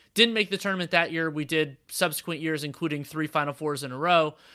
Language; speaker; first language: English; native; English